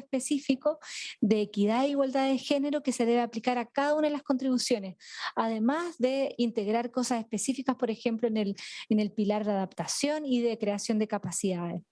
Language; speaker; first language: Spanish; native; Spanish